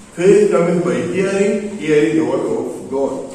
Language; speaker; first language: English; non-native, local second language; Swahili